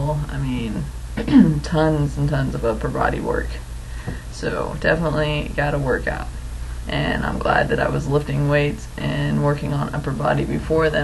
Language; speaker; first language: English; native; English